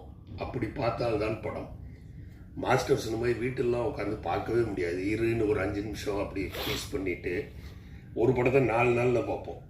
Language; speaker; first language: Tamil; native; Tamil